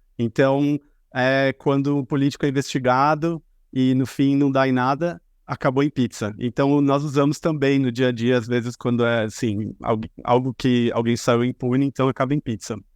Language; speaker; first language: Portuguese; native; Portuguese